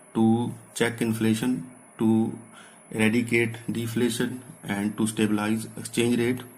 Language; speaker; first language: English; non-native, local second language; Punjabi